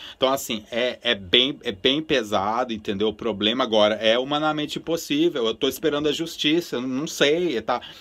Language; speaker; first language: Portuguese; early bilingual, other home language; Spanish